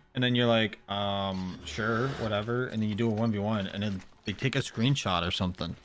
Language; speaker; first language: English; native; English